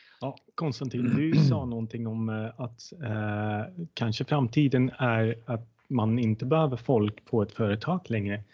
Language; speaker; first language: Swedish; non-native, fluent; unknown